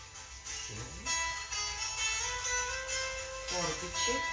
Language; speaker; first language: Italian; non-native, learner; Russian